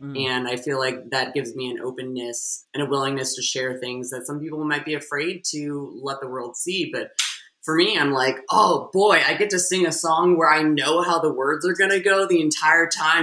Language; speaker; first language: English; native; English